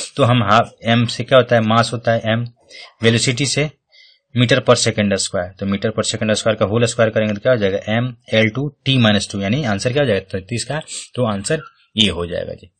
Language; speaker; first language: Hindi; native; Hindi